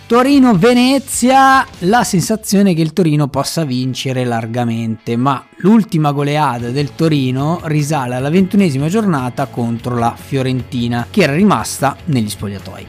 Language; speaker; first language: Italian; native; Italian